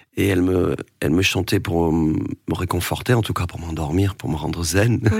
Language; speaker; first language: French; native; French